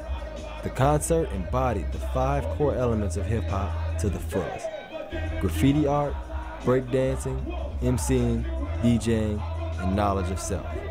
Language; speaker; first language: English; native; English